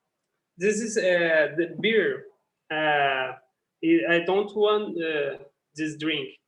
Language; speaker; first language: English; non-native, learner; Portuguese